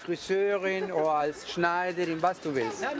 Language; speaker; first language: German; non-native, fluent; Spanish